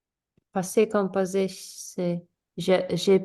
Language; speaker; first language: French; non-native, learner; English